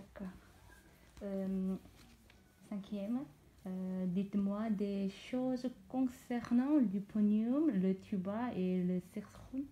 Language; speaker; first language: French; non-native, learner; Korean